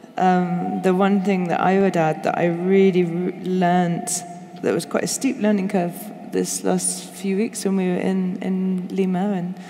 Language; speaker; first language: English; native; English